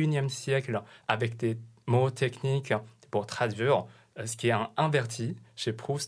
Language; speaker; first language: French; non-native, fluent; Chinese